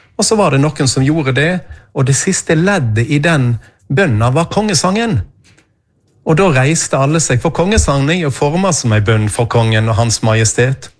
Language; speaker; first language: Norwegian; native; Norwegian